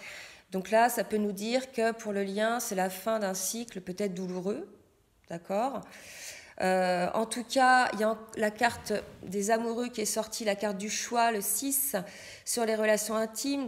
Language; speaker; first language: French; native; French